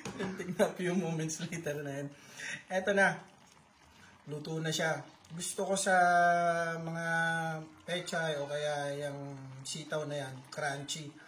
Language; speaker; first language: Filipino; non-native, local second language; Bikol